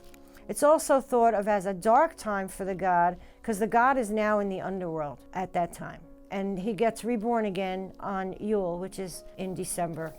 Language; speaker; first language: English; native; English